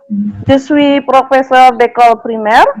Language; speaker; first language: French; non-native, learner; Indonesian